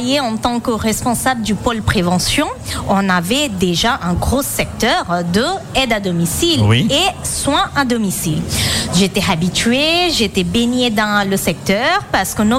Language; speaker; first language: French; non-native, fluent; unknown